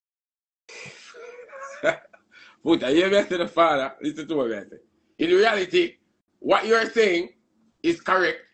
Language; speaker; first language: English; non-native, local second language; Jamaican Creole English